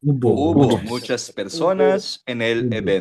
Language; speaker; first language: Spanish; non-native, fluent; Filipino